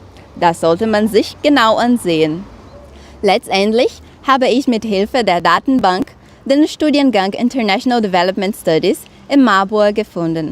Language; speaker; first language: German; non-native, fluent; Portuguese